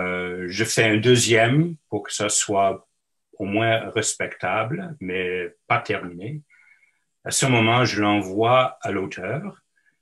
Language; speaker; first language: French; non-native, local second language; English